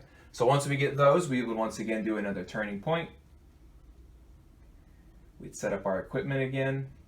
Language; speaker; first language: English; native; English